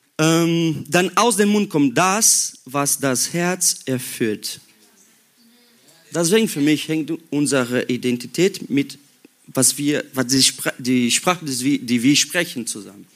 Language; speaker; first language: German; non-native, learner; Portuguese